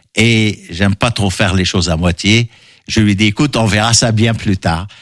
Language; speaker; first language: French; non-native, local second language; Arabic